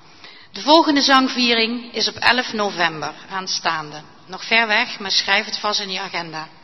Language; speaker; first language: Dutch; native; Dutch